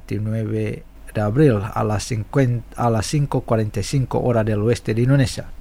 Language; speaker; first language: Spanish; non-native, fluent; Indonesian